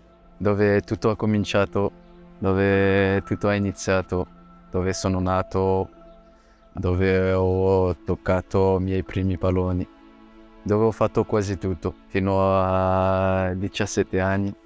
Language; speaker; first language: Italian; non-native, fluent; French